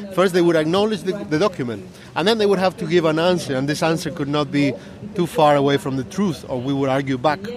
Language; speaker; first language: English; non-native, fluent; Spanish